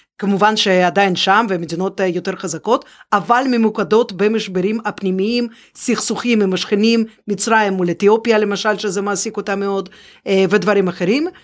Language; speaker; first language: Hebrew; non-native, fluent; Russian